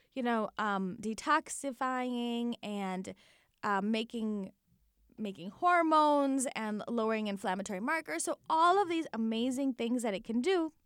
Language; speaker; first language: English; native; English